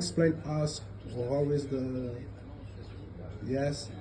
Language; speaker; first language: English; non-native, learner; Portuguese